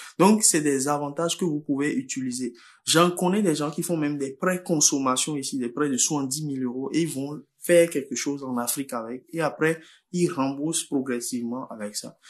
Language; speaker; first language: French; non-native, local second language; Fon